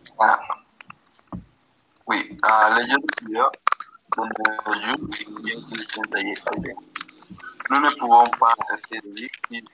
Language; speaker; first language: French; non-native, learner; Spanish